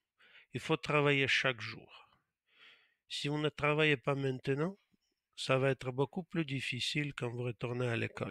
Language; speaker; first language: French; non-native, fluent; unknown